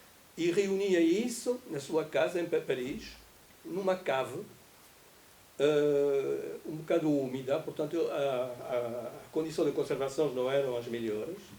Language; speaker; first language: Portuguese; non-native, fluent; French